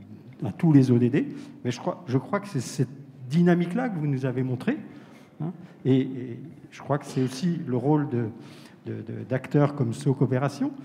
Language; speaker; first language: French; native; French